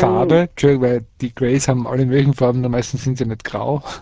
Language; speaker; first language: German; early bilingual, other home language; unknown